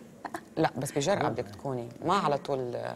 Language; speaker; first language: Arabic; native; Arabic